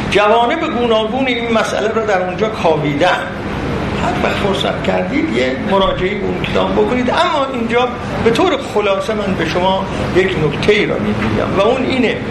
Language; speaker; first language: Persian; non-native, local second language; Azerbaijani